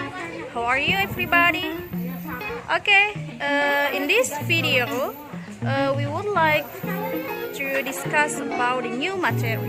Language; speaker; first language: English; non-native, learner; Indonesian